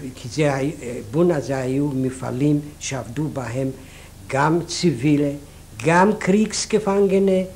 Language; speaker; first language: Hebrew; non-native, fluent; Yiddish